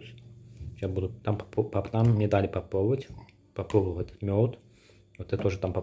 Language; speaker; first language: Russian; non-native, learner; Azerbaijani